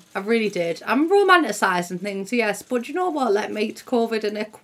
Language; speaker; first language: English; native; English